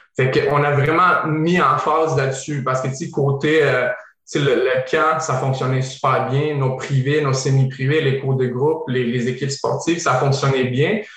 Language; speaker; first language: French; early bilingual, other home language; Bosnian